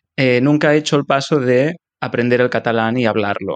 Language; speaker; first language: Spanish; native; Spanish